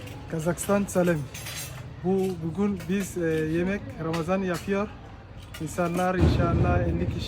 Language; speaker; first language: Turkish; non-native, learner; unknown